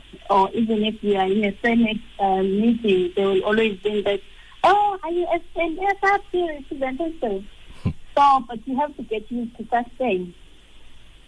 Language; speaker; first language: English; non-native, local second language; Xhosa